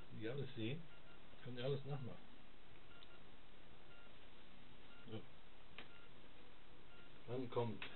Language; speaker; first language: German; non-native, fluent; Italian